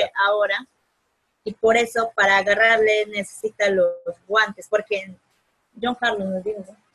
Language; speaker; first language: Spanish; native; Spanish